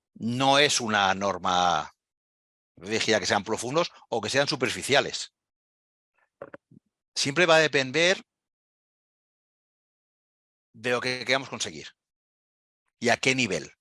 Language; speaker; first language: Spanish; native; Spanish